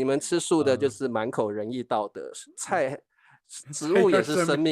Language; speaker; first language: Chinese; native; Chinese